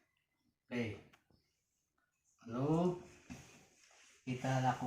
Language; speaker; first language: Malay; non-native, local second language; Javanese